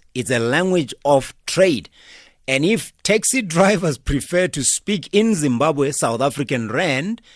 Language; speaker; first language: English; non-native, local second language; Northern Sotho